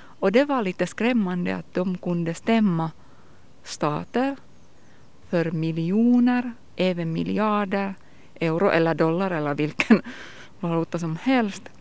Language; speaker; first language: Swedish; non-native, local second language; Finnish